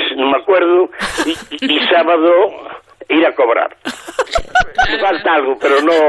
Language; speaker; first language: Spanish; native; Spanish